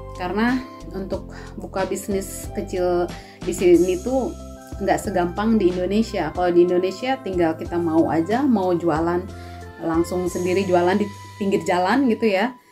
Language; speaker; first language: Indonesian; native; Indonesian